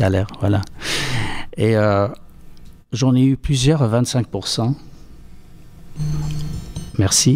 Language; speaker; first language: French; non-native, fluent; English